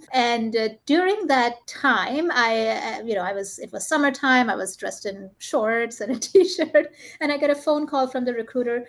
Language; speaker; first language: English; early bilingual, heritage; German